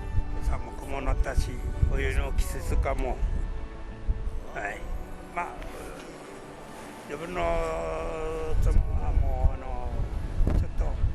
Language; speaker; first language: Japanese; native; Japanese